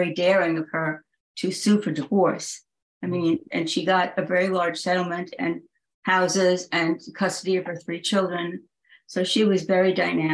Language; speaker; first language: English; native; English